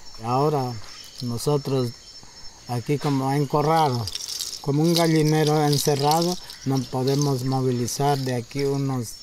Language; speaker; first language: Spanish; non-native, local second language; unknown